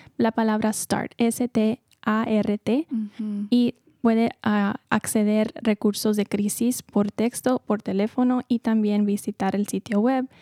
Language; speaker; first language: Spanish; early bilingual, heritage; Spanish